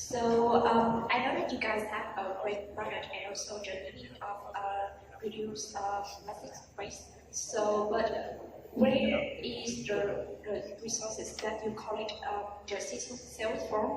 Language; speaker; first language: English; non-native, learner; Vietnamese